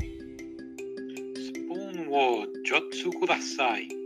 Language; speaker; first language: Japanese; non-native, learner; English